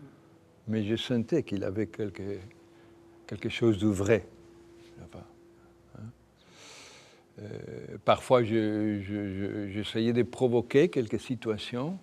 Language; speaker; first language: French; non-native, fluent; Spanish